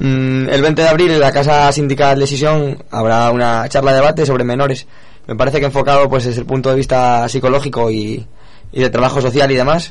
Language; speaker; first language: Spanish; native; Spanish